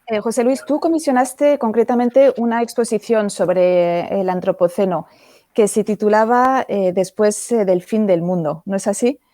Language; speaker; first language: Spanish; native; Spanish